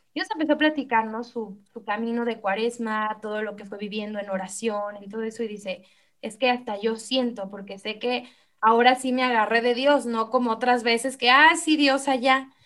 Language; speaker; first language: Spanish; native; Spanish